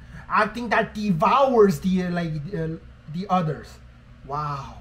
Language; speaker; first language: English; non-native, fluent; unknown